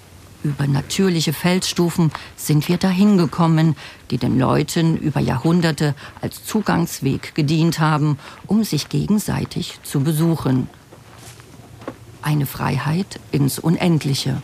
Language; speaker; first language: German; native; German